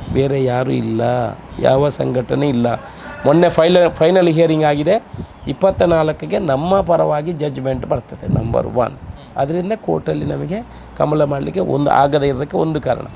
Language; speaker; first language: Kannada; non-native, local second language; Tulu